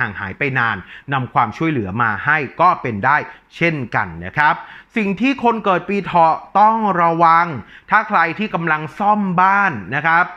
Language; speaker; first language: Thai; native; Thai